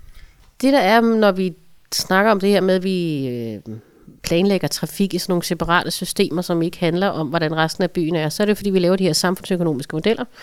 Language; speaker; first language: Danish; native; Danish